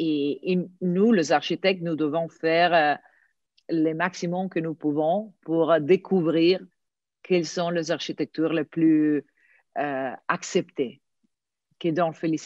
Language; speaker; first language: French; non-native, fluent; Italian